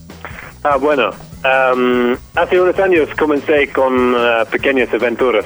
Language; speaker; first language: Spanish; non-native, fluent; English